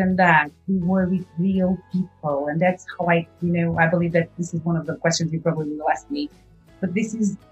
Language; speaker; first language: English; non-native, fluent; Portuguese